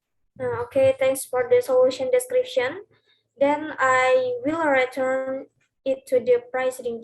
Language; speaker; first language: English; non-native, learner; Indonesian